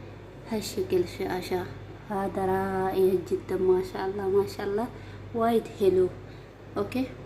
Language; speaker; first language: Arabic; non-native, learner; Oromo